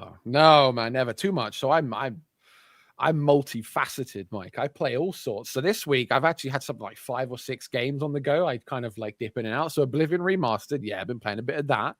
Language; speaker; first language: English; native; English